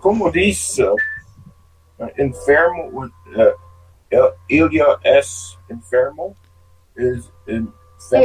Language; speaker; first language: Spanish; non-native, learner; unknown